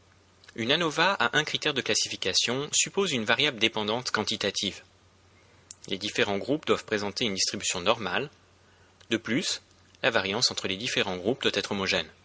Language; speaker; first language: French; native; French